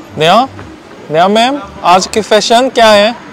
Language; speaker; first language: Hindi; non-native, learner; Korean